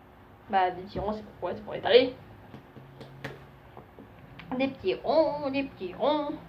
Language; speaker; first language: French; native; French